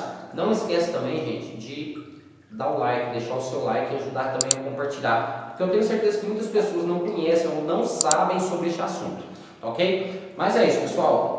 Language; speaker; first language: Portuguese; native; Portuguese